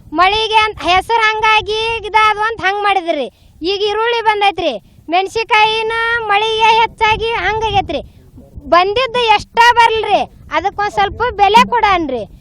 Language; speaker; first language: Kannada; native; Kannada